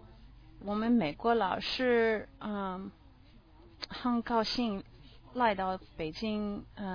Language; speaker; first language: Chinese; non-native, learner; English